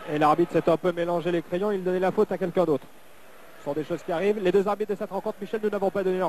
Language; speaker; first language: French; native; French